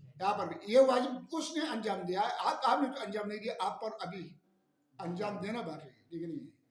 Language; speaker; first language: Urdu; non-native, local second language; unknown